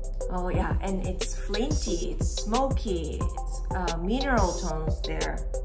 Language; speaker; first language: English; non-native, fluent; Japanese